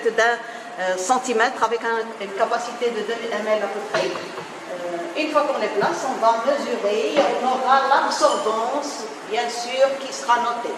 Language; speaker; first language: French; non-native, local second language; Arabic